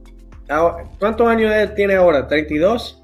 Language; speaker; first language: Spanish; early bilingual, heritage; English